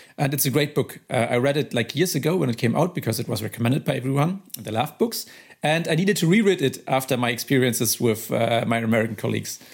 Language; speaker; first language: English; non-native, fluent; German